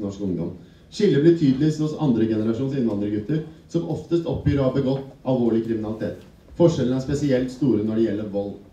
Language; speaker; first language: Norwegian; native; Norwegian